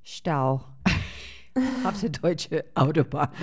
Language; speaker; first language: German; non-native, fluent; English